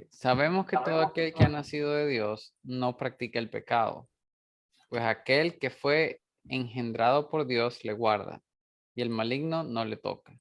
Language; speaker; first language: Spanish; native; Spanish